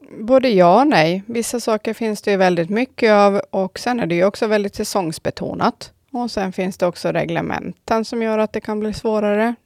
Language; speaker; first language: Swedish; native; Swedish